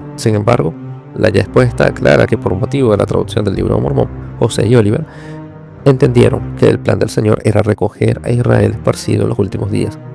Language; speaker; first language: Spanish; native; Spanish